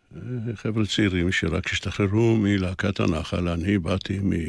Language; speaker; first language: Hebrew; early bilingual, other home language; Polish